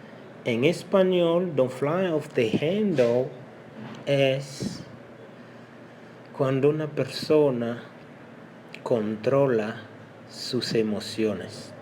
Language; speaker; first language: Spanish; non-native, local second language; Haitian Creole